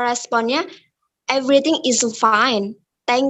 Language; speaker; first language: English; non-native, learner; Indonesian